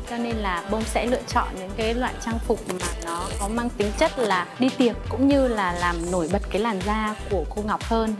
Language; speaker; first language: Vietnamese; native; Vietnamese